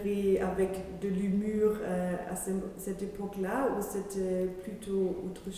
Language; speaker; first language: French; non-native, fluent; German